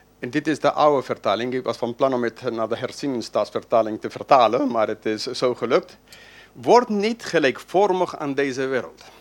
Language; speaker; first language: Dutch; non-native, fluent; English